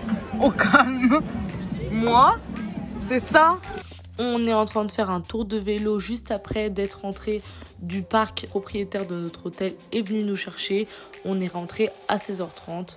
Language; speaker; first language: French; native; French